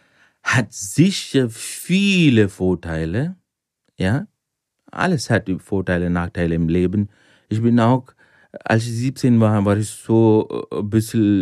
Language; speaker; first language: German; non-native, fluent; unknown